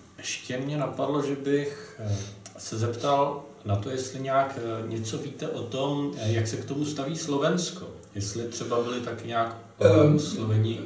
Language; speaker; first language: Czech; native; Czech